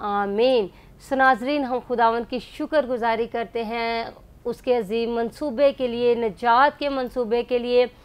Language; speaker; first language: Urdu; non-native, local second language; Punjabi